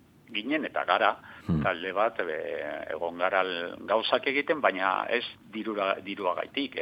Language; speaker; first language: Basque; non-native, local second language; Spanish